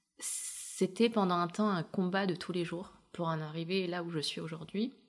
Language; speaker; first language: French; early bilingual, other home language; Russian